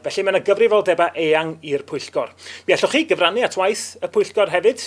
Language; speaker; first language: Welsh; native; Welsh